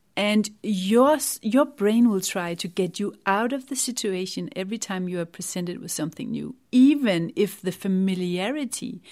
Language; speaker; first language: English; non-native, fluent; Danish